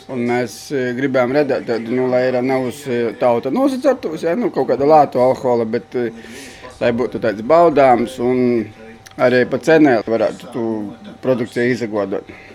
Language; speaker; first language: Latvian; native; Latvian